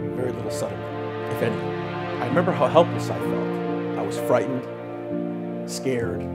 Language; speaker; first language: English; native; English